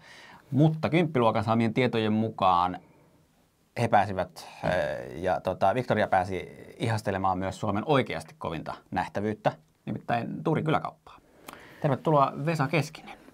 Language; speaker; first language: Finnish; native; Finnish